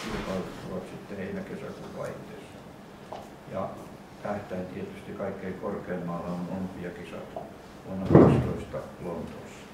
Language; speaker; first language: Finnish; native; Finnish